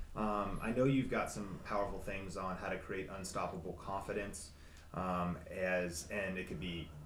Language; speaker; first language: English; native; English